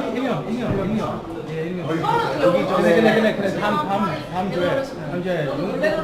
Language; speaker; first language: Korean; non-native, learner; English